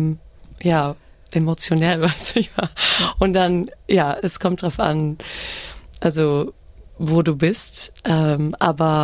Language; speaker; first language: German; early bilingual, heritage; German